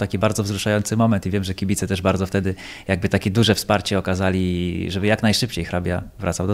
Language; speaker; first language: Polish; native; Polish